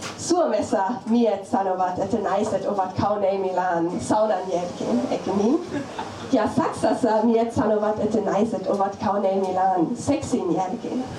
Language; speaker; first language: Finnish; non-native, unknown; German